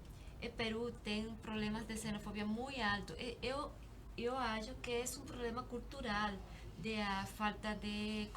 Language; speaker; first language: Portuguese; non-native, learner; Spanish